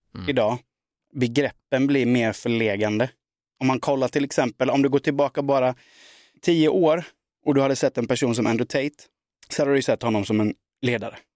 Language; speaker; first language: Swedish; native; Swedish